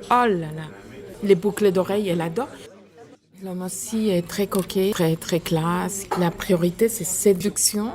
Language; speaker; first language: French; non-native, fluent; Spanish